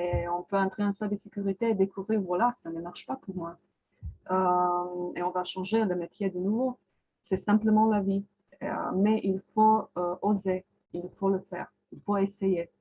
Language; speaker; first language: French; non-native, fluent; Croatian